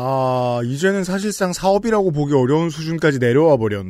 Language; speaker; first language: Korean; native; Korean